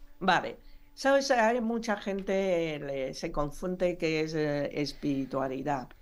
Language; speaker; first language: Spanish; non-native, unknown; Chinese